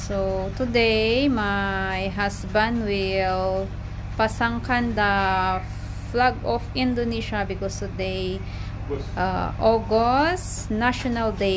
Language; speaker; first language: English; non-native, learner; Filipino